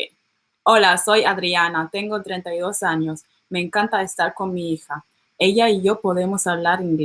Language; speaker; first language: Spanish; non-native, learner; English